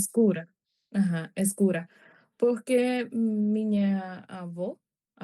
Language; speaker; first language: Portuguese; non-native, learner; Spanish